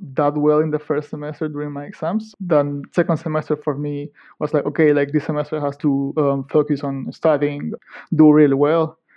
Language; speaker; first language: English; non-native, fluent; Spanish